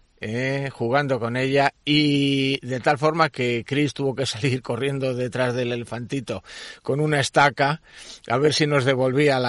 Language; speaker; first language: Spanish; native; Spanish